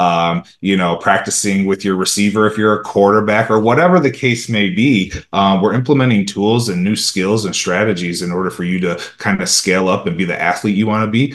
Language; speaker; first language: English; early bilingual, other home language; Romanian